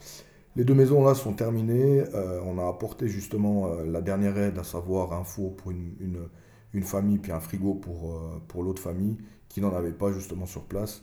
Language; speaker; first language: French; early bilingual, other home language; Albanian